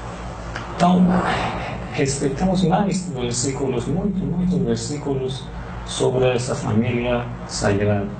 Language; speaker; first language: Portuguese; non-native, learner; Persian